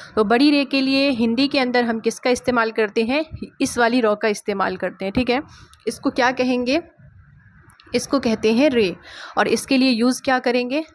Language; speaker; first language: Hindi; native; Hindi